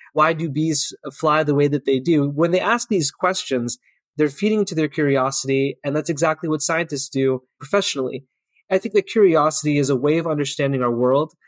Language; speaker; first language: English; early bilingual, other home language; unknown